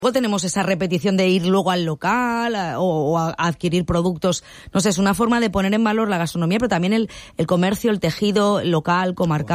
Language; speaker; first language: Spanish; native; Spanish